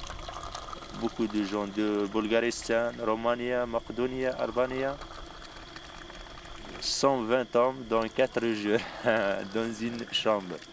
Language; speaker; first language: French; non-native, local second language; Arabic